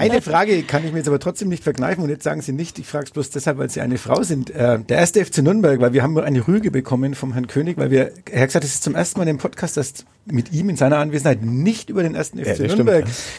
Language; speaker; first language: German; native; German